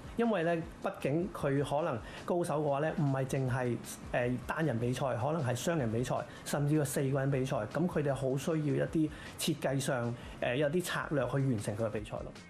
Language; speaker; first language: Cantonese; native; Cantonese